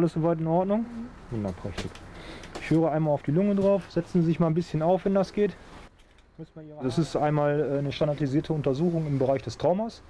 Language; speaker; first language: German; native; German